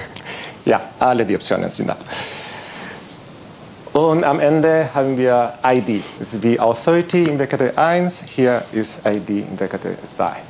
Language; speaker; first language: German; non-native, learner; Spanish